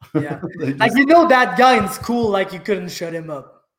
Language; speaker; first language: English; native; English